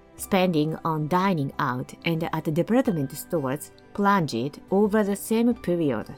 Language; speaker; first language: English; non-native, fluent; Japanese